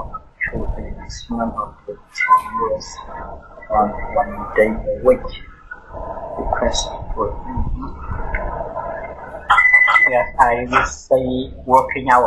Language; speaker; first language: English; non-native, learner; Vietnamese